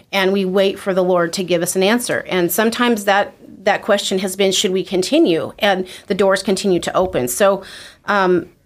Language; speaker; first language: English; native; English